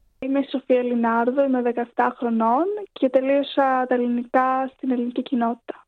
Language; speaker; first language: Greek; early bilingual, heritage; Greek